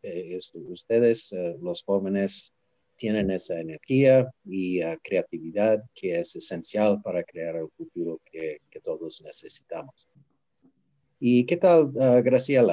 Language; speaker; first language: Spanish; non-native, fluent; English